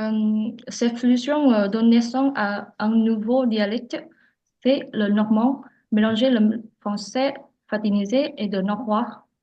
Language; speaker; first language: French; non-native, learner; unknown